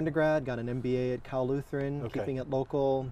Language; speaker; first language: English; native; English